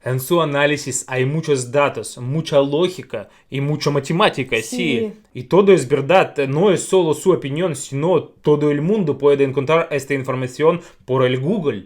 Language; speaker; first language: Spanish; non-native, learner; Russian